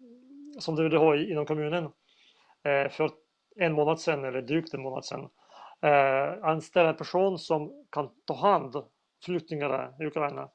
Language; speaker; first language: Swedish; non-native, fluent; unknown